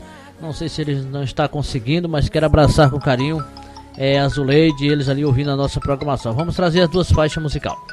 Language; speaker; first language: Portuguese; native; Portuguese